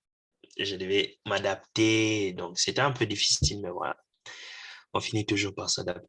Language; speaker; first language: French; non-native, local second language; Lingala